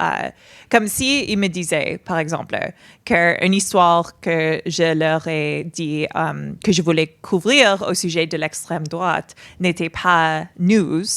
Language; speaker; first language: French; non-native, fluent; English